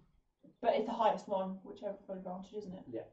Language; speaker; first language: English; native; English